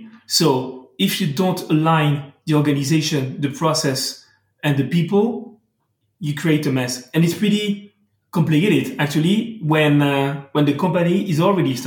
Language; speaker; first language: English; non-native, fluent; French